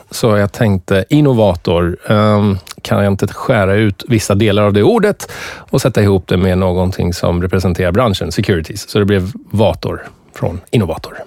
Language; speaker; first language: Swedish; early bilingual, other home language; Persian